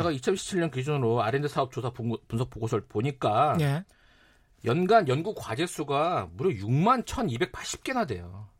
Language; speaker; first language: Korean; native; Korean